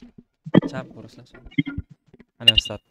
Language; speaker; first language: Indonesian; native; Indonesian